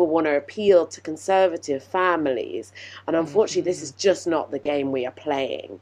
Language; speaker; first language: English; native; English